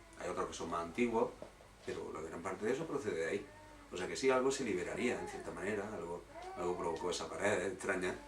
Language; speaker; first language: Spanish; native; Spanish